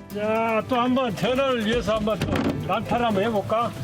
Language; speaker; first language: Korean; native; Korean